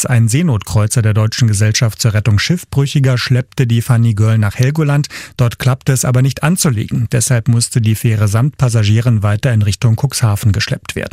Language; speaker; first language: German; native; German